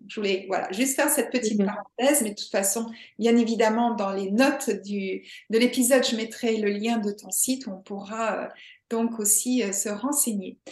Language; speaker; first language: French; native; French